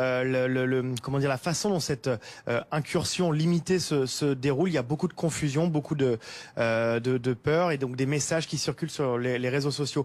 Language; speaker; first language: French; native; French